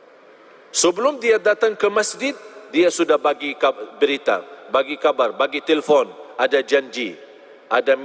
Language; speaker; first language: Indonesian; non-native, fluent; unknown